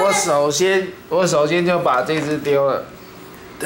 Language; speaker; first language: Chinese; native; Chinese